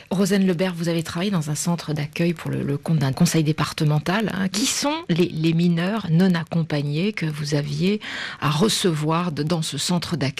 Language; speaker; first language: French; native; French